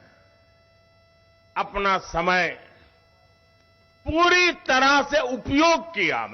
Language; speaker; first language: Hindi; non-native, local second language; Gujarati